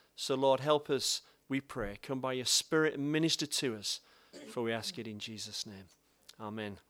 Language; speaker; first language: English; native; English